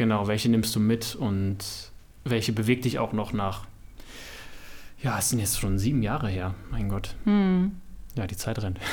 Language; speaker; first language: German; native; German